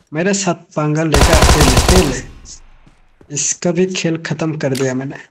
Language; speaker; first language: Hindi; non-native, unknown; Bangla